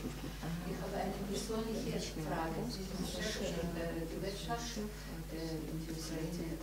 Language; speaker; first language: German; non-native, learner; Russian